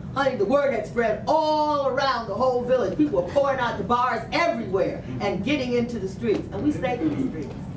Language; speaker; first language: English; native; English